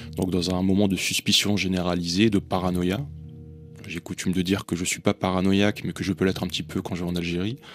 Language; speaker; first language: French; native; French